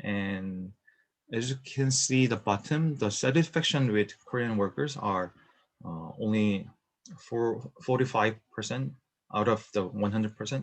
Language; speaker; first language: English; non-native, learner; Korean